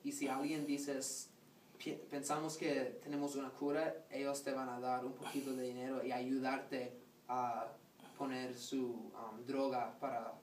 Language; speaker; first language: Spanish; non-native, learner; English